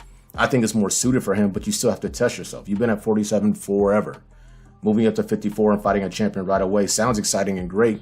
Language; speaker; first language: English; native; English